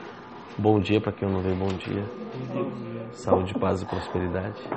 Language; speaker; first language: Portuguese; native; Portuguese